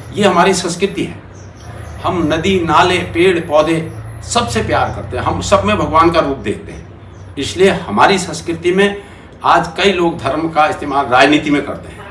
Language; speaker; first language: Hindi; native; Hindi